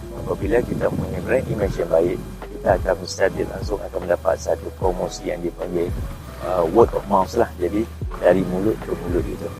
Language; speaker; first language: Malay; native; Malay